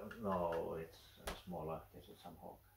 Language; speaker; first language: English; non-native, learner; Finnish